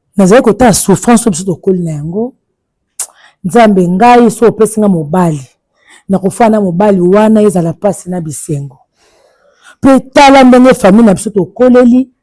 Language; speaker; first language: Lingala; native; Lingala